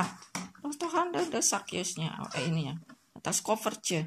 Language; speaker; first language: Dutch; non-native, learner; Indonesian